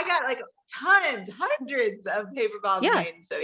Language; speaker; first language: English; native; English